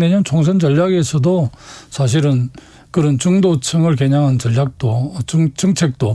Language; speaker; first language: Korean; native; Korean